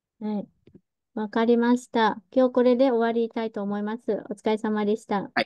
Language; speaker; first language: Japanese; non-native, fluent; Vietnamese